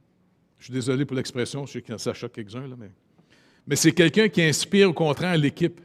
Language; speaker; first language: French; native; French